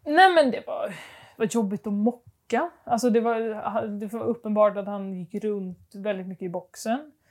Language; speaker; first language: Swedish; native; Swedish